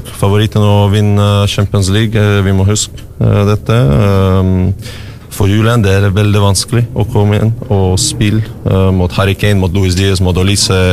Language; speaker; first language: Norwegian; non-native, learner; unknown